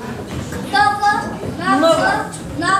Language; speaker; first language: Russian; non-native, learner; Kyrgyz